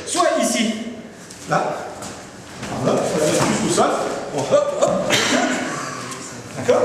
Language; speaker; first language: French; native; French